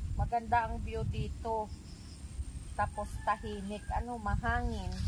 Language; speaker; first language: Filipino; non-native, local second language; Cebuano